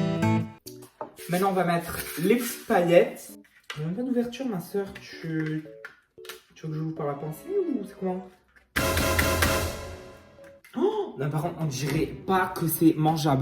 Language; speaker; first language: French; native; French